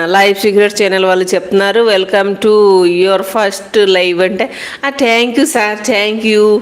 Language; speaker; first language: Telugu; non-native, local second language; Hindi